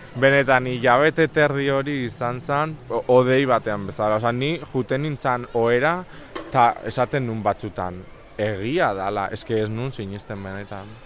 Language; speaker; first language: Basque; non-native, local second language; Spanish